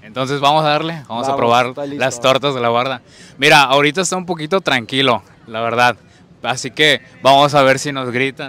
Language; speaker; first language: Spanish; native; Spanish